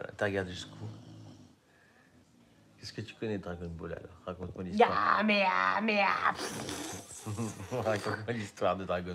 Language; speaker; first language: French; native; French